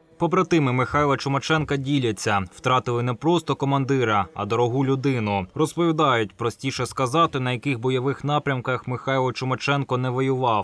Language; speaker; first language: Ukrainian; native; Ukrainian